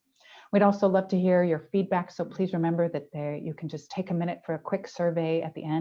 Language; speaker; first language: English; native; English